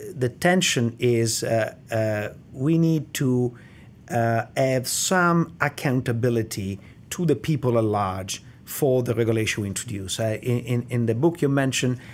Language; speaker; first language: English; non-native, fluent; Italian